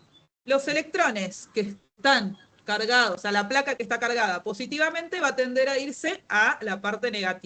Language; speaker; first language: Spanish; native; Spanish